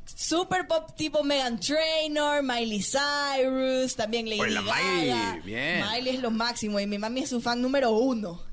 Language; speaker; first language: Spanish; native; Spanish